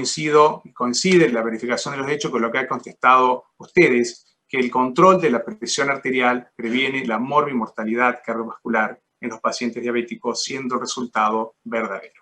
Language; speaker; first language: Spanish; native; Spanish